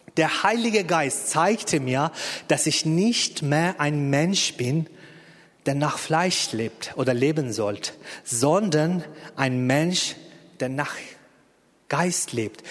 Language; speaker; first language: German; non-native, fluent; Persian